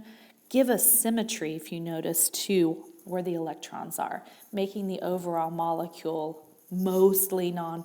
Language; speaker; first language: English; native; English